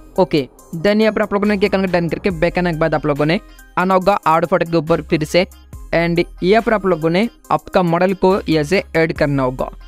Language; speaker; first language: Hindi; non-native, local second language; Odia